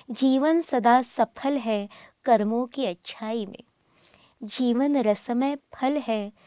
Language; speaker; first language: Hindi; native; Hindi